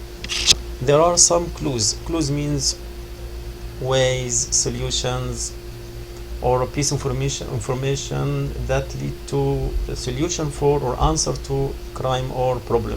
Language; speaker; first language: English; non-native, fluent; Arabic